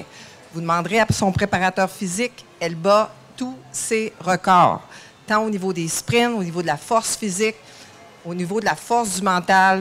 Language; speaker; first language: French; native; French